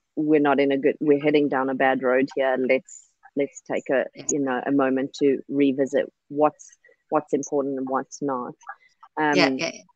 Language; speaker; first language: English; native; English